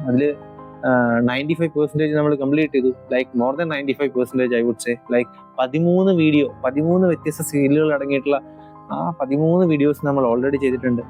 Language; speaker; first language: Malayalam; early bilingual, heritage; Malayalam